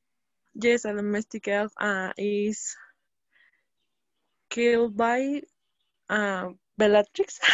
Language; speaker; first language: English; non-native, learner; Spanish